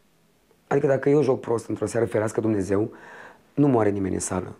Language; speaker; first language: Romanian; native; Romanian